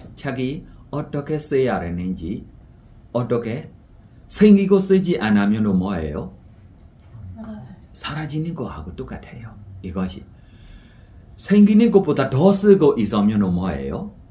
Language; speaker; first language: Korean; non-native, fluent; Burmese